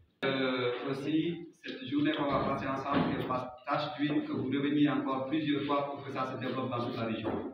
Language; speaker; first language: French; non-native, local second language; Fula